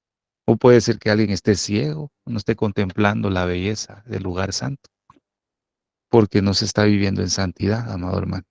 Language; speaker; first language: Spanish; native; Spanish